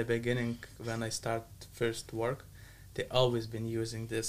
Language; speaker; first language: English; non-native, learner; Lithuanian